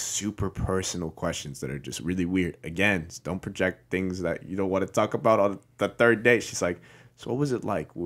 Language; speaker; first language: English; native; English